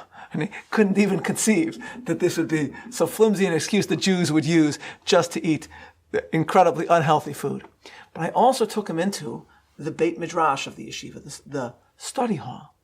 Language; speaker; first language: English; native; English